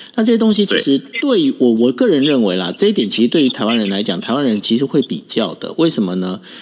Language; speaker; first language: Chinese; native; Chinese